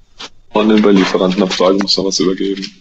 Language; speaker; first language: German; native; German